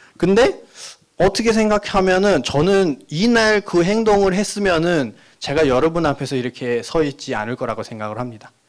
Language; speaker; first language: Korean; non-native, fluent; Nepali